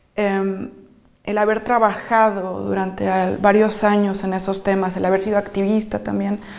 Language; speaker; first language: Spanish; native; Spanish